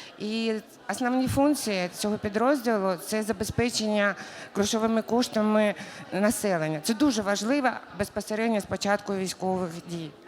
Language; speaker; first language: Ukrainian; native; Ukrainian